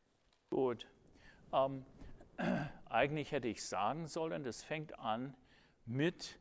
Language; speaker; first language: German; non-native, fluent; English